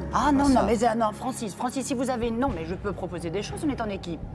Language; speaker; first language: French; native; French